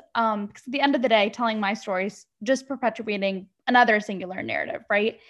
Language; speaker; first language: English; early bilingual, other home language; Arabic